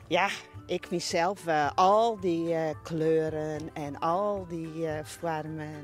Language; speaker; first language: Dutch; non-native, local second language; Western Frisian